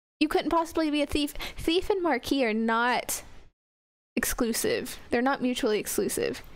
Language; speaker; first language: English; native; English